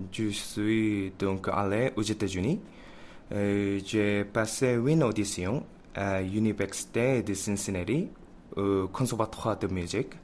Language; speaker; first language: French; non-native, learner; Korean